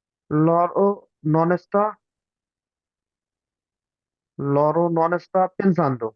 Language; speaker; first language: Italian; non-native, learner; Bangla